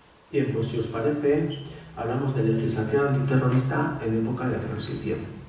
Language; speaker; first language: Spanish; non-native, local second language; Basque